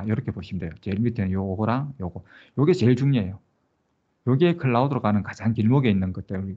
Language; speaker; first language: Korean; native; Korean